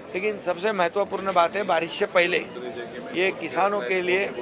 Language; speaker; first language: Hindi; non-native, local second language; Marathi